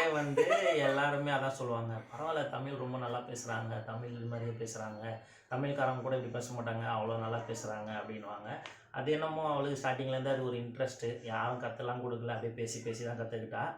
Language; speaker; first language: Tamil; native; Tamil